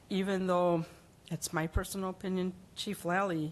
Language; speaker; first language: English; early bilingual, other home language; Spanish